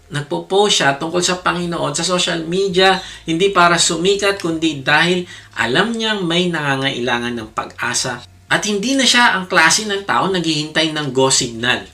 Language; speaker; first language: Filipino; native; Filipino